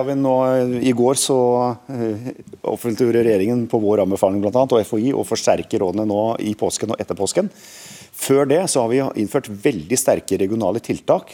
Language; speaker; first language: Norwegian; native; Norwegian